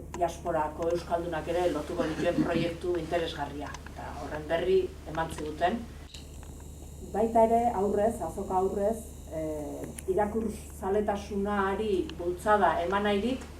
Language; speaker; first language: Basque; native; Basque